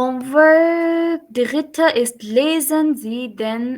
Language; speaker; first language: German; non-native, fluent; Urdu